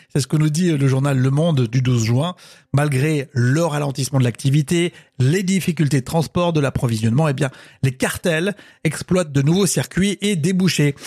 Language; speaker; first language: French; native; French